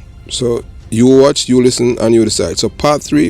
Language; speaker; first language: English; native; English